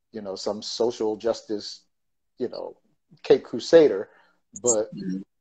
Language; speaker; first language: English; native; English